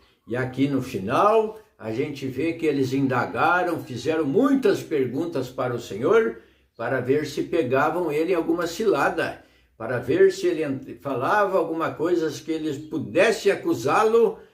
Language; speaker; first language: Portuguese; native; Portuguese